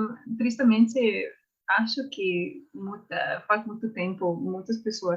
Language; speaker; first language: Portuguese; non-native, learner; English